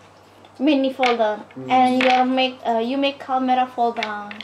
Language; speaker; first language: English; non-native, learner; Indonesian